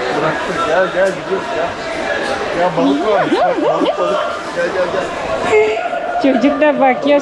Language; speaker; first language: Turkish; non-native, learner; Indonesian